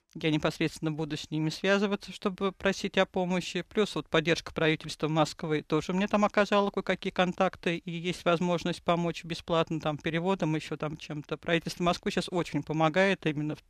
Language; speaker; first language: Russian; native; Russian